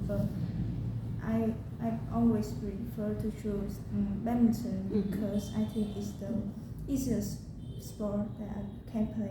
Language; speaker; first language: English; non-native, learner; Vietnamese